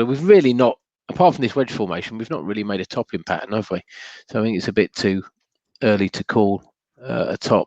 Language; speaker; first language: English; native; English